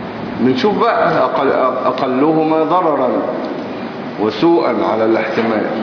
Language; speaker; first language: Arabic; native; Arabic